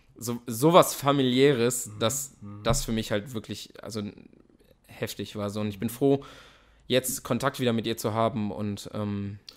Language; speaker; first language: German; native; German